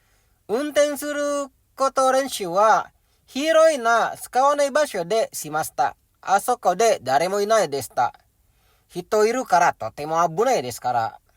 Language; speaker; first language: Japanese; non-native, learner; Indonesian